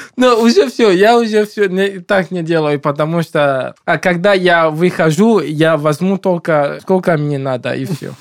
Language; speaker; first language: Russian; non-native, fluent; English